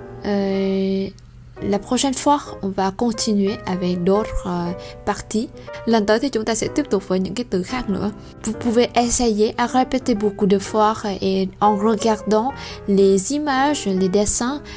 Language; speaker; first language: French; non-native, fluent; Vietnamese